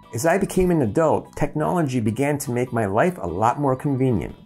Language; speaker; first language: English; native; English